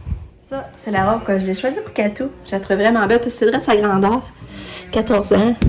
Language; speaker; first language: French; native; French